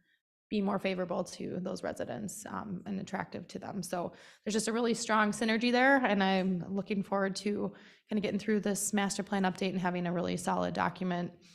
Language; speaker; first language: English; native; English